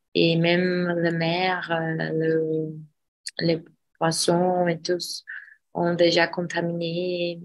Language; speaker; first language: French; non-native, learner; Portuguese